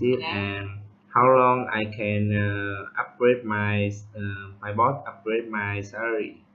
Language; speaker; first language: English; non-native, learner; Vietnamese